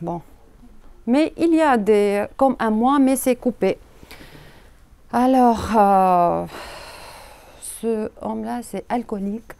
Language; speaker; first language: French; non-native, learner; Arabic